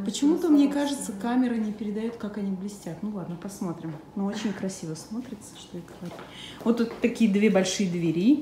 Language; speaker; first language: Russian; native; Russian